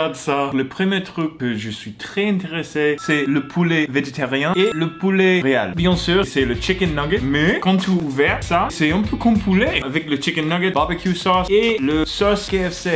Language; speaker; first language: French; non-native, learner; English